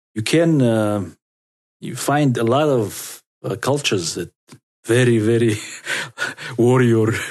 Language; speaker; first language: English; non-native, learner; Russian